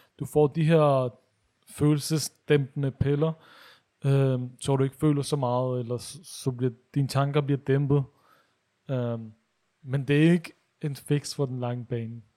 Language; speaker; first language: Danish; early bilingual, other home language; Urdu